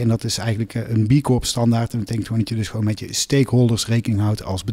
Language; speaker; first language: Dutch; native; Dutch